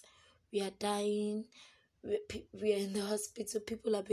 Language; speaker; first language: English; non-native, local second language; Yoruba